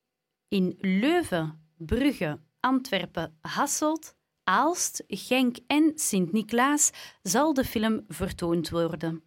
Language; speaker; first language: Dutch; native; Dutch